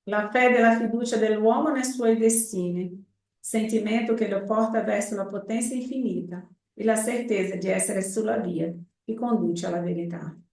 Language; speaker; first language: Italian; non-native, fluent; Portuguese